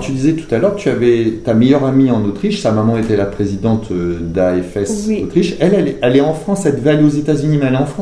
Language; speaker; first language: French; native; French